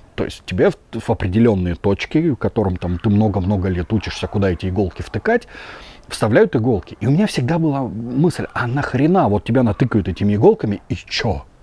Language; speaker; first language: Russian; native; Russian